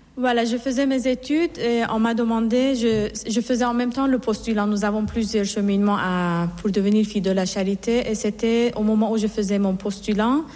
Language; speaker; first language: French; non-native, fluent; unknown